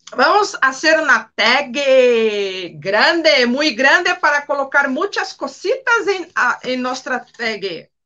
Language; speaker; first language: Spanish; non-native, fluent; Portuguese